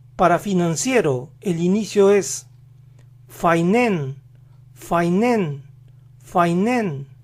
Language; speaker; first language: Spanish; native; Spanish